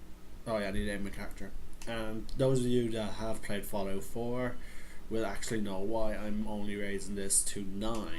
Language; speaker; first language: English; native; English